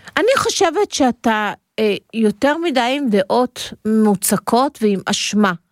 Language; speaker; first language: Hebrew; native; Hebrew